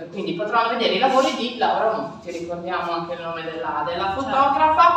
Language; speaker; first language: Italian; native; Italian